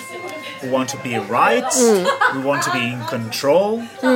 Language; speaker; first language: English; non-native, fluent; Catalan